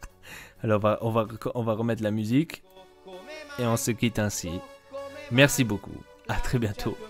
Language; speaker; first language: French; native; French